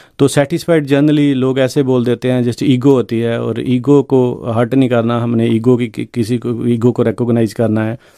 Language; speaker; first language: Hindi; non-native, local second language; Punjabi